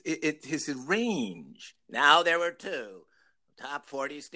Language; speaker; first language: English; native; English